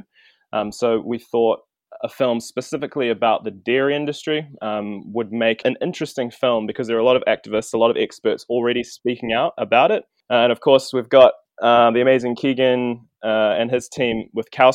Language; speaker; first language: English; native; English